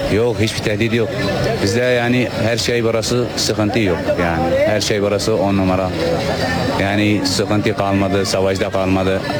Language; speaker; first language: Turkish; non-native, learner; Arabic